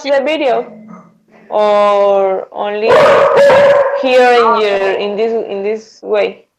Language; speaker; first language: English; non-native, learner; Spanish